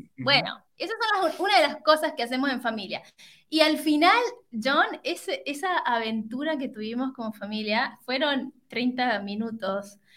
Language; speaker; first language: Spanish; native; Spanish